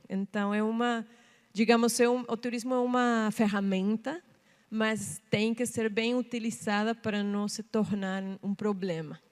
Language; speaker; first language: Portuguese; non-native, fluent; Spanish